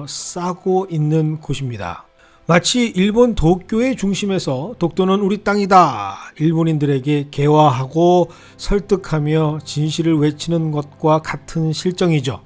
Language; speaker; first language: Korean; native; Korean